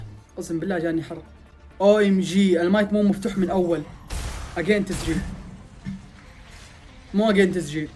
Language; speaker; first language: Arabic; native; Arabic